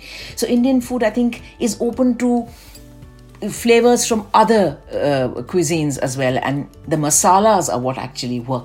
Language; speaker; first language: English; non-native, local second language; Bangla